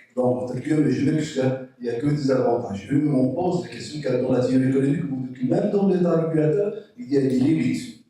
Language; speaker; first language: French; non-native, local second language; Arabic